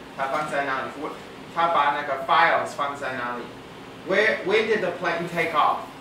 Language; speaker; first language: Chinese; non-native, fluent; English